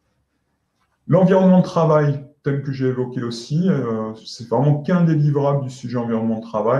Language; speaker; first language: French; native; French